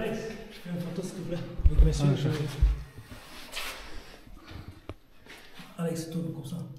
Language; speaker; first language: French; non-native, fluent; Romanian